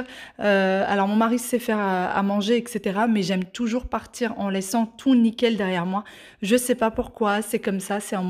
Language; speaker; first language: French; native; French